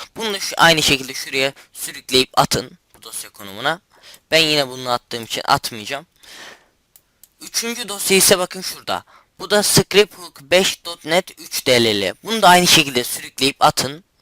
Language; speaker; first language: Turkish; native; Turkish